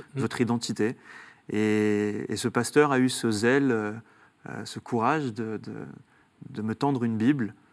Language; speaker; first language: French; native; French